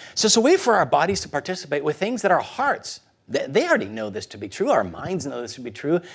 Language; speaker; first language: English; early bilingual, other home language; Spanish